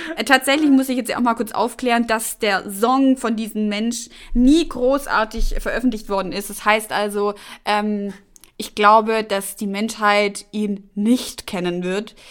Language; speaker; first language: German; native; German